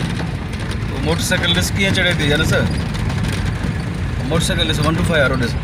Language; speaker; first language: Hindi; non-native, local second language; Sindhi